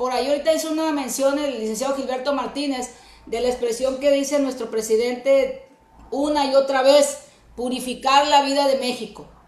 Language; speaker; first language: Spanish; native; Spanish